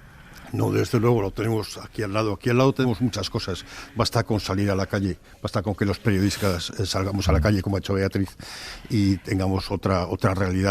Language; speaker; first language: Spanish; native; Spanish